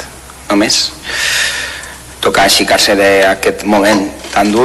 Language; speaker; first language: Catalan; non-native, learner; Spanish